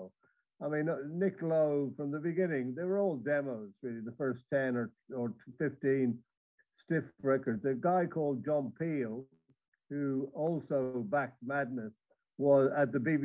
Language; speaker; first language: English; native; English